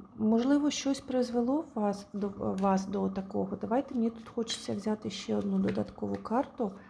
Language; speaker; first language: Ukrainian; non-native, local second language; Russian